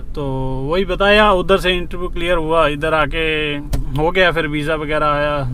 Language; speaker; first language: Hindi; native; Hindi